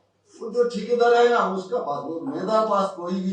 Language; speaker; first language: Hindi; non-native, learner; Bangla